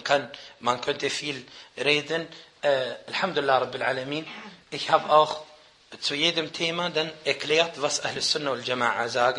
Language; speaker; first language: German; non-native, fluent; Arabic